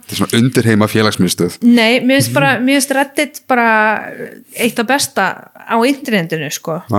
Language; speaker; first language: Icelandic; early bilingual, heritage; Icelandic